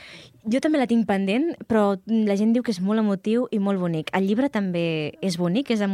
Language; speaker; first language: Catalan; native; Catalan